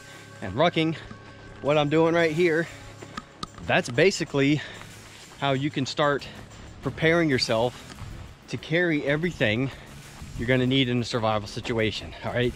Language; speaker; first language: English; native; English